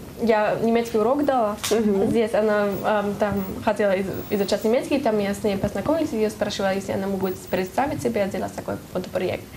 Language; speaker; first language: Russian; non-native, learner; German